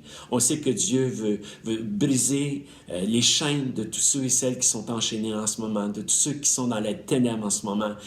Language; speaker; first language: French; native; French